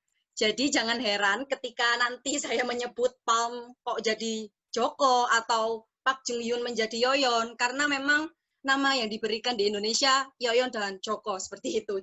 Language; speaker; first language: Indonesian; native; Indonesian